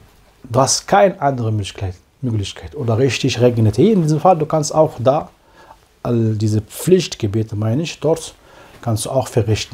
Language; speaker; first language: German; non-native, fluent; Arabic